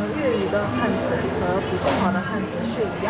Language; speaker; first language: Chinese; non-native, fluent; Korean